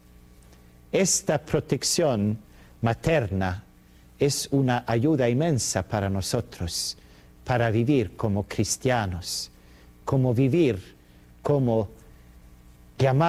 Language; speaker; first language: Spanish; non-native, fluent; Swedish